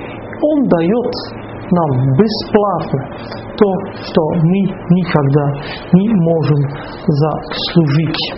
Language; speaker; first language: Russian; non-native, fluent; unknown